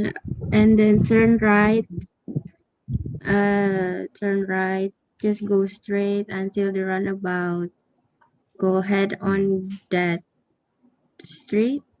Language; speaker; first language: English; non-native, learner; Indonesian